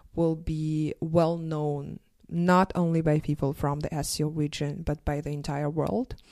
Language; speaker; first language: English; non-native, fluent; Russian